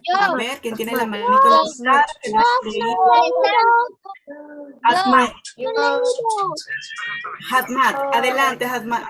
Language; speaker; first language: Spanish; native; Spanish